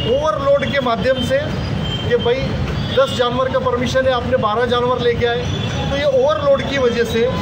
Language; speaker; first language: Hindi; native; Hindi